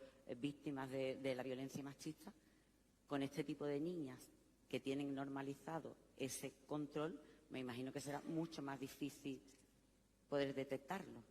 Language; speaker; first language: Spanish; native; Spanish